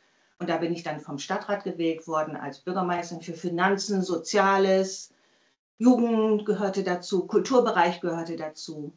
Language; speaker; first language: German; native; German